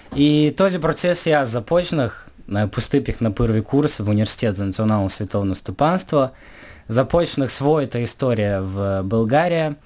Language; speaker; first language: Bulgarian; early bilingual, heritage; Bulgarian